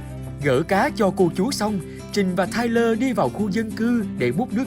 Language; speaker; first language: Vietnamese; native; Vietnamese